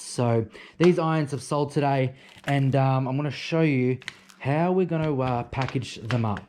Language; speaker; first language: English; native; English